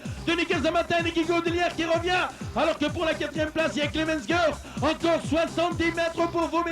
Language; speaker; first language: French; native; French